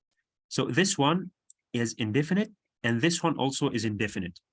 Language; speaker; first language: English; non-native, fluent; Arabic